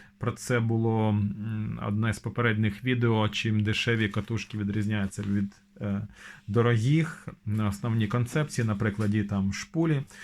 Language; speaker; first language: Ukrainian; non-native, local second language; Russian